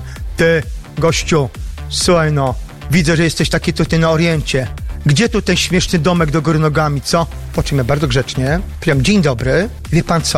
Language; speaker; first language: Polish; native; Polish